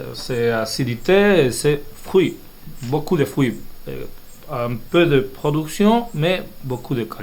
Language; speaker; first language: French; non-native, fluent; Spanish